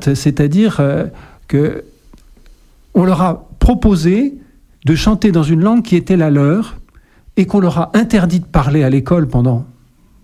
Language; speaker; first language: French; native; French